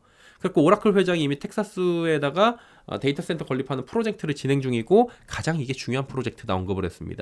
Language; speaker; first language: Korean; native; Korean